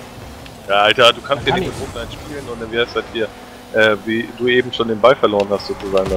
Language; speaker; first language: German; native; German